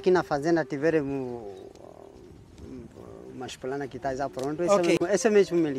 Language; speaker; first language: Portuguese; non-native, learner; Vietnamese